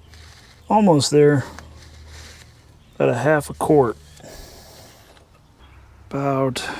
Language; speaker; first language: English; native; English